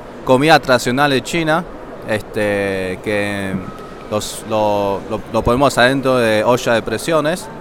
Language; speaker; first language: Spanish; non-native, fluent; Chinese